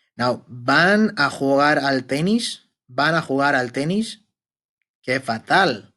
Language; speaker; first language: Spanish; non-native, fluent; Arabic